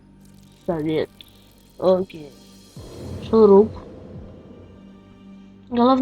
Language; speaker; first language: Russian; native; Russian